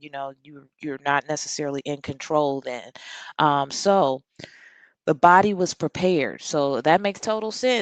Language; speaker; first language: English; native; English